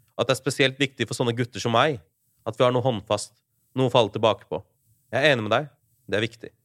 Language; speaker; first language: Norwegian; early bilingual, other home language; Urdu